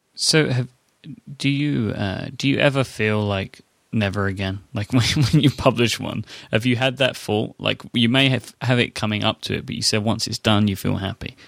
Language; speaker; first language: English; native; English